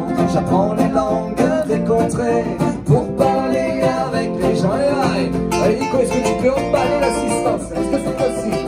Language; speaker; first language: French; native; French